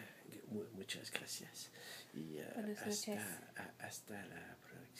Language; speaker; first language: Spanish; non-native, learner; French